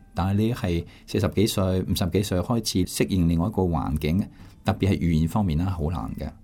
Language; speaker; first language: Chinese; non-native, fluent; French